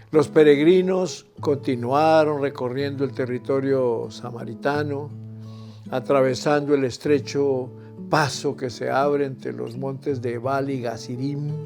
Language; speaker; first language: Spanish; native; Spanish